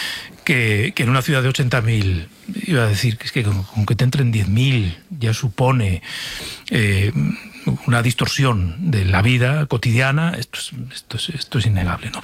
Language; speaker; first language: Spanish; native; Spanish